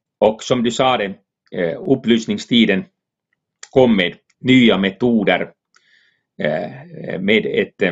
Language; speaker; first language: Swedish; non-native, local second language; Finnish